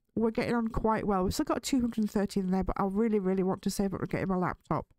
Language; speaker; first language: English; native; English